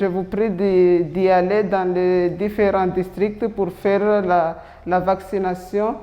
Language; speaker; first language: French; non-native, local second language; Comorian